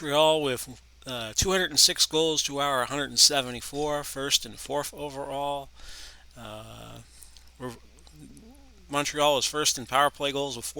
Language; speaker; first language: English; native; English